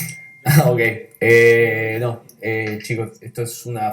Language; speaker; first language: Spanish; native; Spanish